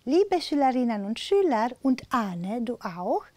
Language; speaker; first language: German; non-native, fluent; Romanian